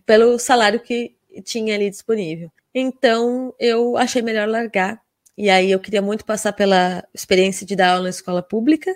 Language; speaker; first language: Portuguese; native; Portuguese